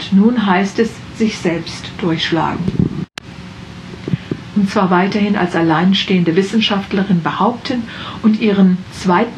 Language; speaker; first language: German; native; German